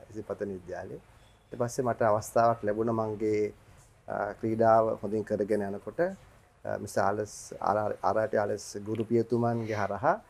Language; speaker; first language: Sinhala; native; Sinhala